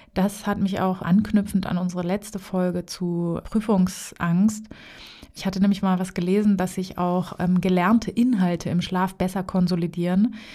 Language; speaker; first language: German; native; German